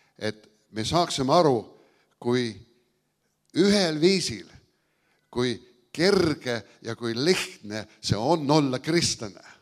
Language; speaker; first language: Estonian; early bilingual, heritage; Estonian